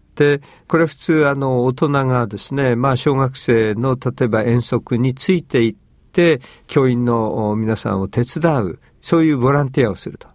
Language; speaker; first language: Japanese; native; Japanese